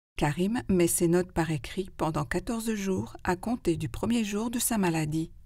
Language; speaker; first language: French; native; French